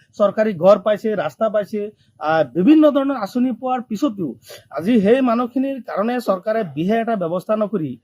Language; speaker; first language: Assamese; non-native, local second language; Bangla